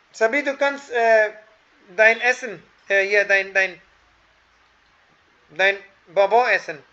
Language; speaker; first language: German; non-native, fluent; Hindi